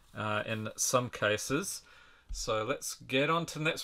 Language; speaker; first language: English; native; English